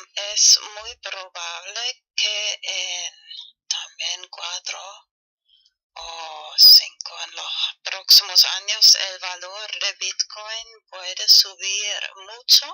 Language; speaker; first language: Spanish; non-native, learner; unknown